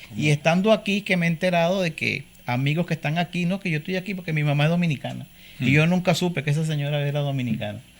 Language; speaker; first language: Spanish; native; Spanish